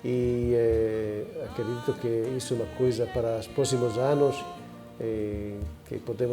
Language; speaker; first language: Portuguese; non-native, fluent; Hebrew